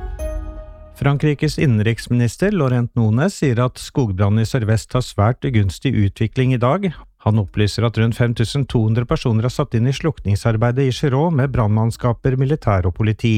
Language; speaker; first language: Norwegian; native; Norwegian